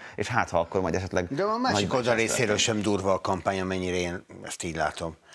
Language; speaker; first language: Hungarian; native; Hungarian